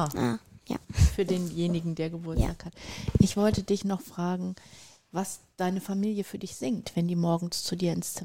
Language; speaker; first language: German; native; German